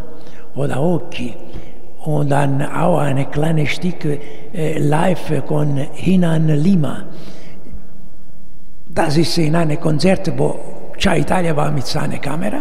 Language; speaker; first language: German; non-native, fluent; Italian